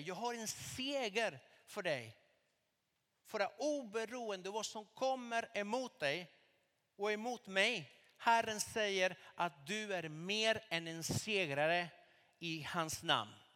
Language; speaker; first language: Swedish; non-native, fluent; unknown